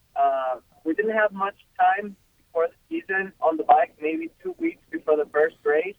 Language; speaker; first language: English; non-native, fluent; Spanish